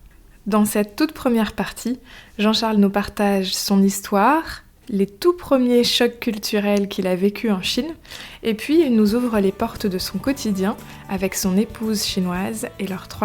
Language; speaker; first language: French; native; French